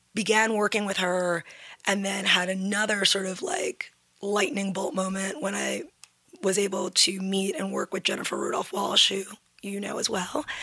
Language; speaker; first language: English; native; English